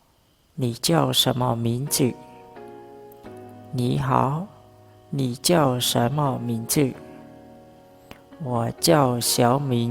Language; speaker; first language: Chinese; non-native, fluent; Khmer